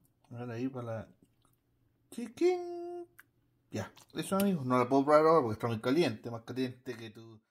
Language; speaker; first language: Spanish; native; Spanish